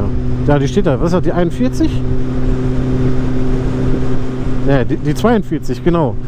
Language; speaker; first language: German; native; German